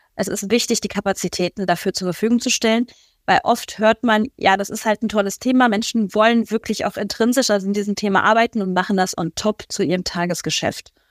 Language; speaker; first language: German; early bilingual, other home language; Persian